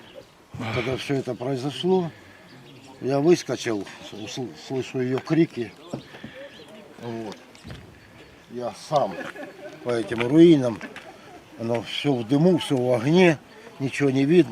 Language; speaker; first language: Russian; native; Russian